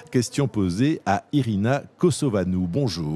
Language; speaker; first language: French; native; French